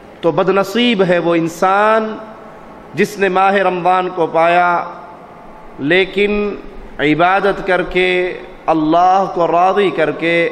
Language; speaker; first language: Urdu; non-native, local second language; Punjabi